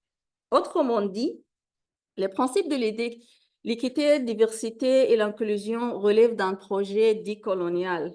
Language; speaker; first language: French; non-native, fluent; Arabic